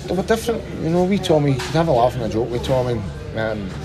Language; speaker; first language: English; native; English